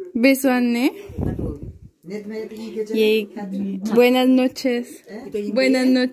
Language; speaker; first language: Spanish; native; Spanish